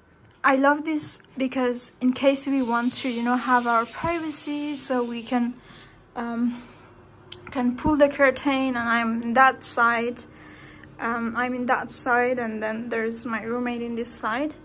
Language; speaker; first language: English; non-native, fluent; Persian